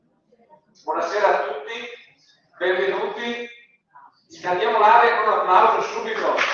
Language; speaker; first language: Italian; native; Italian